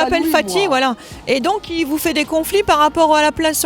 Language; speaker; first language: French; native; French